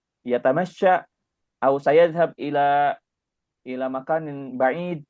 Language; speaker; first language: Arabic; non-native, fluent; Indonesian